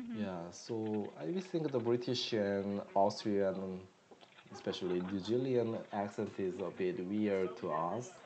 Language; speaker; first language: English; non-native, learner; Korean